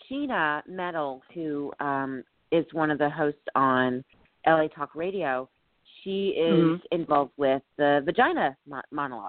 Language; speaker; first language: English; native; English